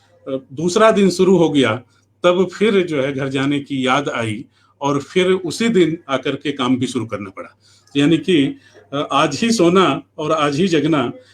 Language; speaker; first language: Hindi; native; Hindi